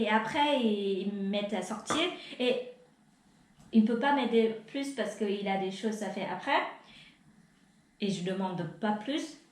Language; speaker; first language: French; non-native, fluent; Vietnamese